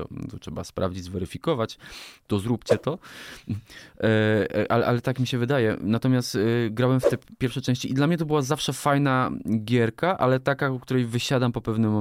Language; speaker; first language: Polish; native; Polish